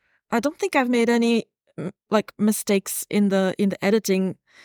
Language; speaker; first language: English; non-native, fluent; Dutch